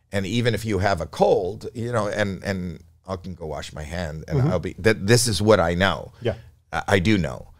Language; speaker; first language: English; native; English